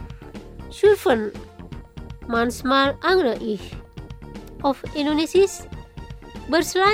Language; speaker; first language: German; non-native, learner; Indonesian